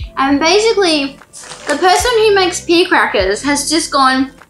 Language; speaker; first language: English; native; English